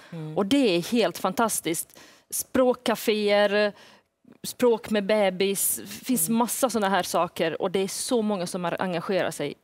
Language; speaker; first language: Swedish; early bilingual, other home language; Bosnian